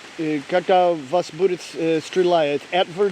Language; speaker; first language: Russian; non-native, learner; English